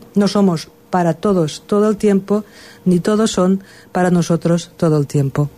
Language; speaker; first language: Spanish; non-native, local second language; Catalan